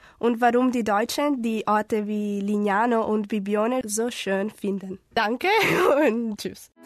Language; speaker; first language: German; non-native, fluent; Italian